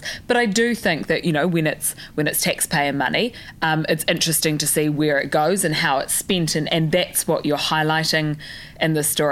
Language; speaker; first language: English; native; English